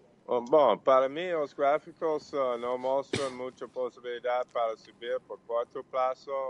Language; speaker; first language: Portuguese; non-native, learner; English